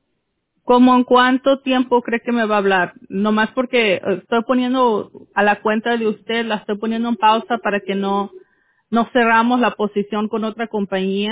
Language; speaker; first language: Spanish; early bilingual, heritage; English